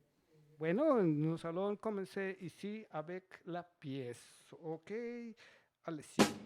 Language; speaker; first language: French; non-native, fluent; Spanish